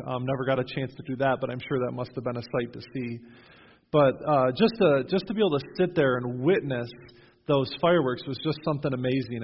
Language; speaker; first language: English; native; English